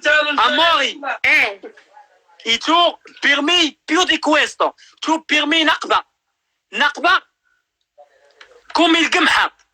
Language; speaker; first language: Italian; non-native, learner; Arabic